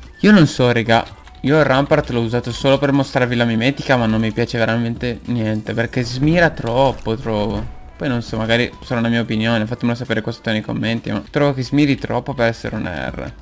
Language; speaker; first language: Italian; native; Italian